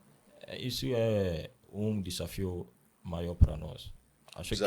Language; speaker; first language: Portuguese; non-native, learner; Akan